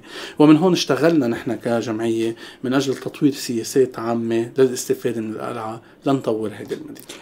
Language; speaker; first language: Arabic; native; Arabic